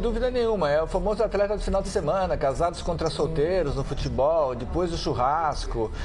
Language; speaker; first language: Portuguese; native; Portuguese